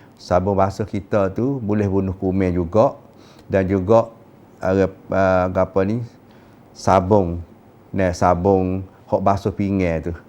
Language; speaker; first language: Malay; native; Malay